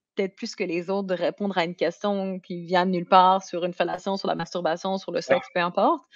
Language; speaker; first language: French; native; French